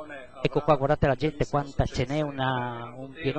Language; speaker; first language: Italian; native; Italian